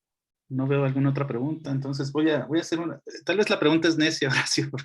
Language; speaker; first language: Spanish; native; Spanish